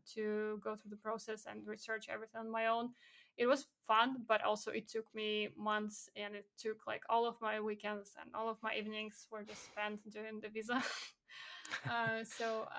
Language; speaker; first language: English; non-native, fluent; Belarusian